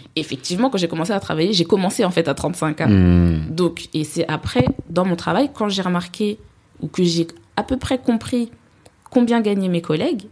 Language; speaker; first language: French; native; French